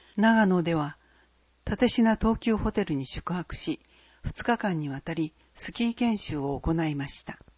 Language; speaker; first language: Japanese; native; Japanese